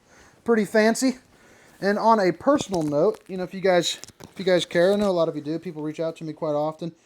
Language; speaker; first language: English; native; English